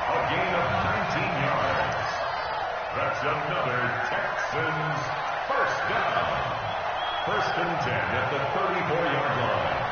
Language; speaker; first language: English; native; English